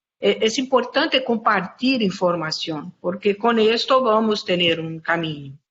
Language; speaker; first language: Spanish; non-native, fluent; Portuguese